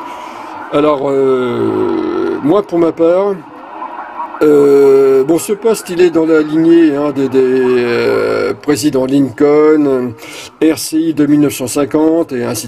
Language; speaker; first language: French; native; French